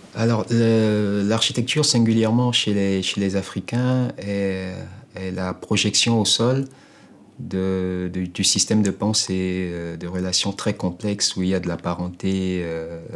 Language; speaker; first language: French; non-native, local second language; Ewe